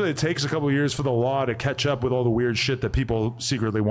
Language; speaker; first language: English; native; English